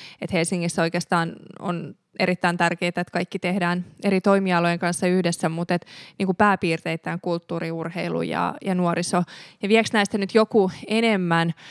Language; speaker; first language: Finnish; early bilingual, other home language; Persian